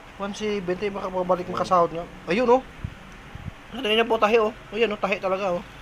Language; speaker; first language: Filipino; non-native, local second language; Cebuano